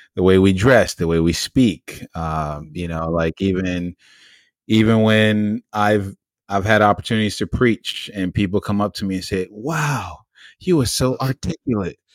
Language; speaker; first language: English; early bilingual, other home language; Lingala